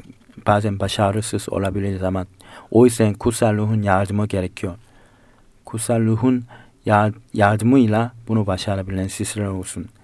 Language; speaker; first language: Turkish; non-native, fluent; Korean